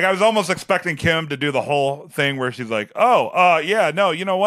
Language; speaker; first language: English; native; English